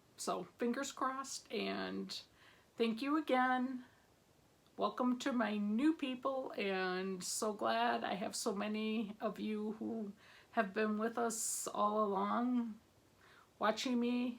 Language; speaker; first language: English; native; English